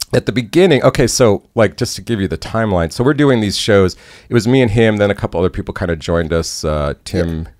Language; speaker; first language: English; native; English